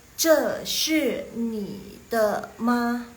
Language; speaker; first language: Chinese; non-native, fluent; Indonesian